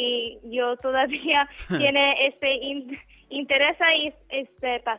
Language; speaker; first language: Spanish; non-native, learner; English